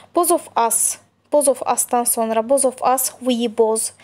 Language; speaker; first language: English; non-native, fluent; Azerbaijani